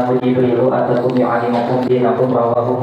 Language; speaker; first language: Arabic; non-native, learner; Indonesian